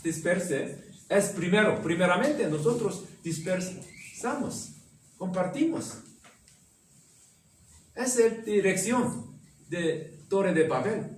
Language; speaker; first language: Spanish; non-native, learner; Korean